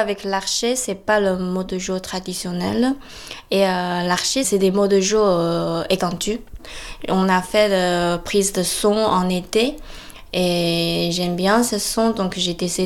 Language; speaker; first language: French; non-native, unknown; Chinese